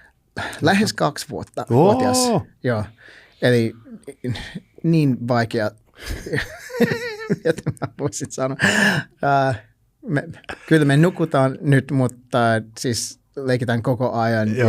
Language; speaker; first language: Finnish; non-native, learner; English